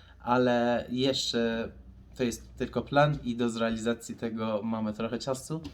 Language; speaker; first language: Polish; non-native, fluent; Persian